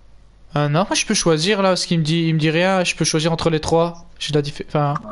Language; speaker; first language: French; native; French